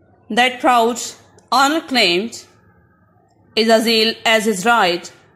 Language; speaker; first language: English; non-native, local second language; Urdu